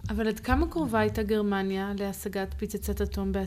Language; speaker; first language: Hebrew; native; Hebrew